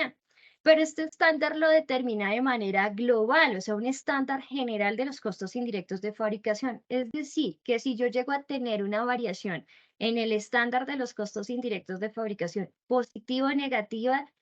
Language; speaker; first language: Spanish; native; Spanish